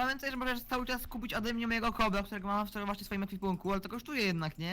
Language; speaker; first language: Polish; native; Polish